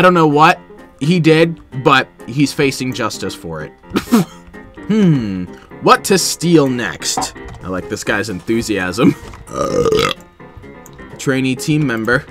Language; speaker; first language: English; native; English